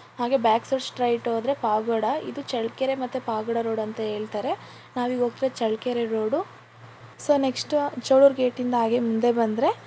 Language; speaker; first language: Kannada; native; Kannada